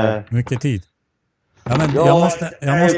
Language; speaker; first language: Swedish; non-native, fluent; Turkish